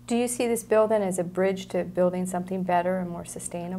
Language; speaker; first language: English; native; English